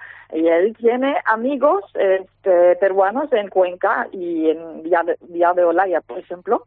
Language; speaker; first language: Spanish; non-native, fluent; German